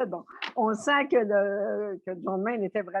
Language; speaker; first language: French; native; French